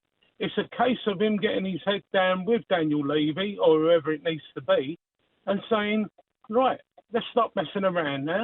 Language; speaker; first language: English; native; English